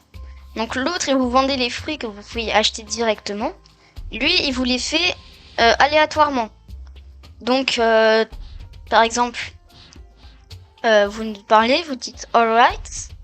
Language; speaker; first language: French; native; French